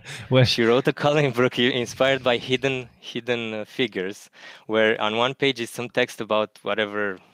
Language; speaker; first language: English; non-native, fluent; Romanian